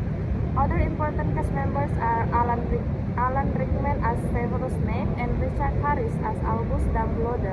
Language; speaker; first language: English; non-native, learner; Indonesian